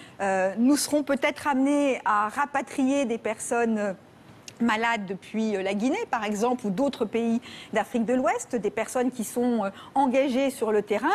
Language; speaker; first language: French; native; French